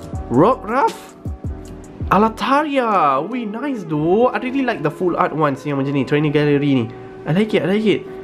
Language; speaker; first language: English; non-native, local second language; Malay